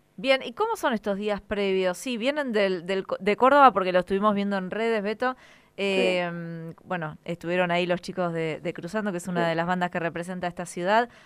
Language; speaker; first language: Spanish; native; Spanish